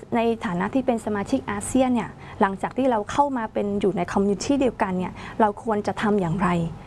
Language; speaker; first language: Thai; non-native, fluent; Khmer